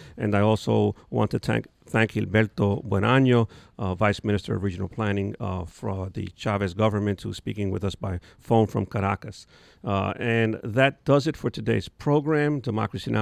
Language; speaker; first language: English; native; English